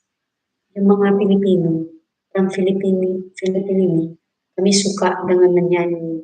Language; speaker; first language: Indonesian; non-native, fluent; Filipino